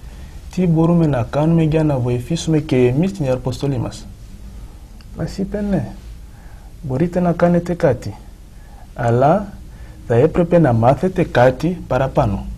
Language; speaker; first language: Greek; non-native, fluent; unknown